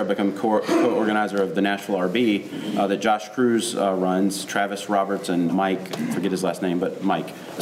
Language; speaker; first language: English; native; English